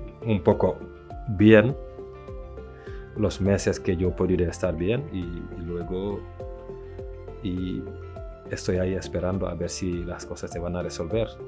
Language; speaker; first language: Spanish; non-native, fluent; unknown